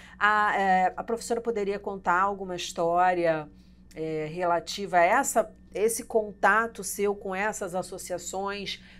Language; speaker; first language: Portuguese; native; Portuguese